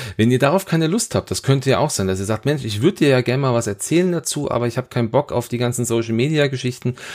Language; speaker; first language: German; native; German